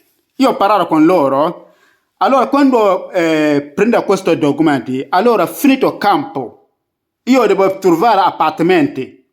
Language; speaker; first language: Italian; non-native, learner; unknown